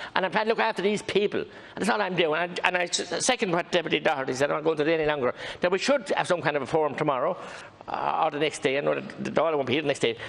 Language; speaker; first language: English; native; English